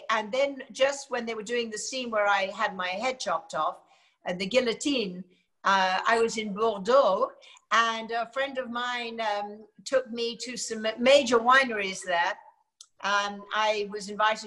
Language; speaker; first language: English; native; English